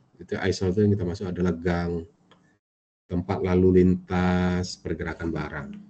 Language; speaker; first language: Indonesian; native; Indonesian